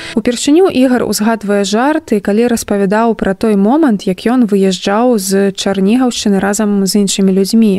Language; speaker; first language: Belarusian; native; Belarusian